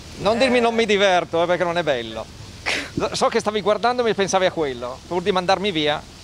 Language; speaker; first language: Italian; native; Italian